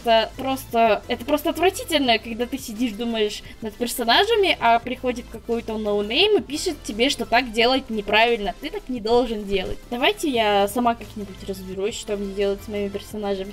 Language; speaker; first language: Russian; native; Russian